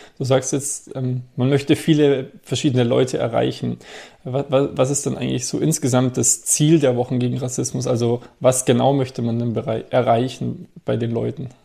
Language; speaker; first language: German; native; German